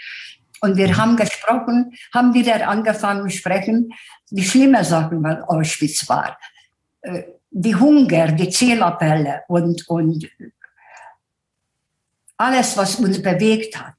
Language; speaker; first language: German; non-native, fluent; Hungarian